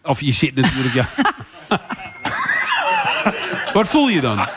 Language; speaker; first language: Dutch; native; Dutch